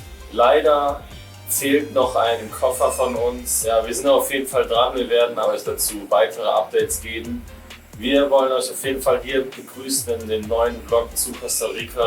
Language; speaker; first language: German; native; German